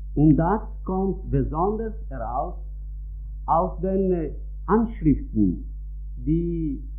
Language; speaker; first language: German; non-native, fluent; Italian